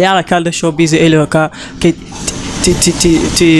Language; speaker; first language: French; non-native, learner; Rundi